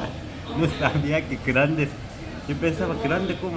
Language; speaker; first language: Spanish; non-native, learner; Korean